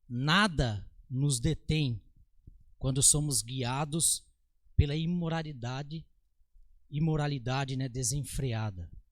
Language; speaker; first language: Portuguese; native; Portuguese